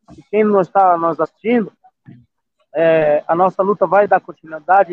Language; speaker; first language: Portuguese; non-native, local second language; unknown